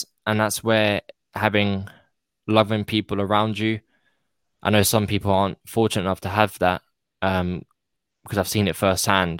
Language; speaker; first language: English; native; English